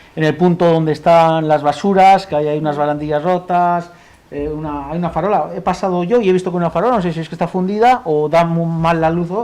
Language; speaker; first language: Spanish; non-native, local second language; Basque